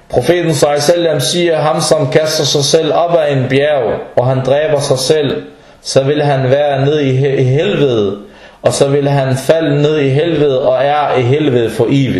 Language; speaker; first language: Danish; non-native, fluent; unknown